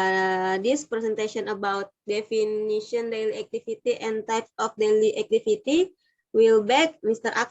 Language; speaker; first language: English; non-native, learner; Indonesian